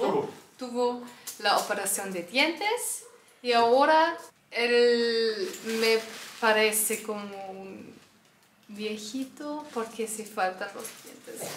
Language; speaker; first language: Spanish; non-native, learner; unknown